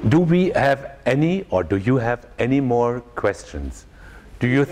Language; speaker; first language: English; non-native, fluent; German